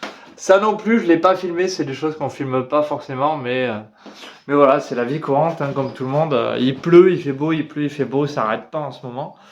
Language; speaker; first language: French; native; French